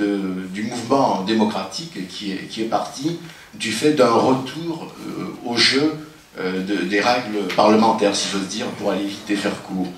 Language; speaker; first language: French; native; French